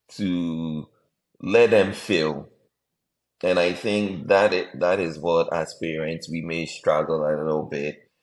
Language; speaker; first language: English; non-native, local second language; Akan